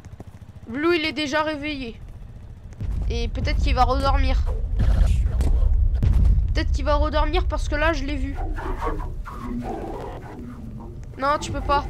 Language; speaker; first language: French; native; French